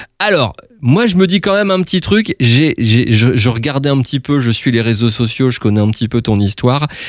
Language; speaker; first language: French; native; French